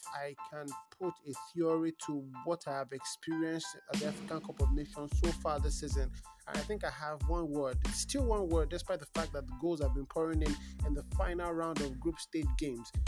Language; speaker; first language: English; non-native, local second language; Yoruba